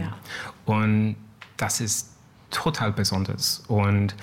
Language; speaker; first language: German; non-native, learner; French